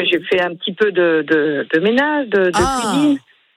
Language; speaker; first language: French; native; French